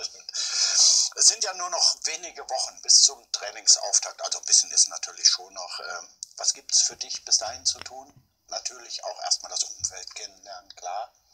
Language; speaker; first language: German; native; German